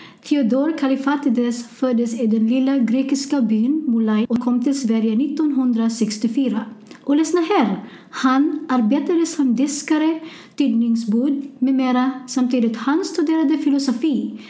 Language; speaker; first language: Swedish; non-native, learner; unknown